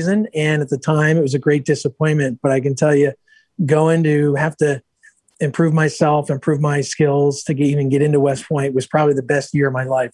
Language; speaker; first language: English; native; English